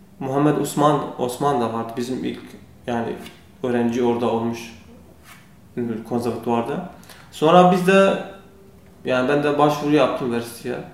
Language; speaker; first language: Turkish; non-native, learner; Kurdish